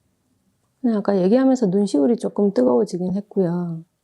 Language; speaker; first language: Korean; native; Korean